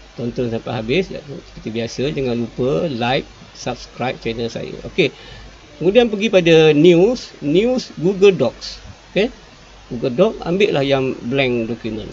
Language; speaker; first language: Malay; native; Malay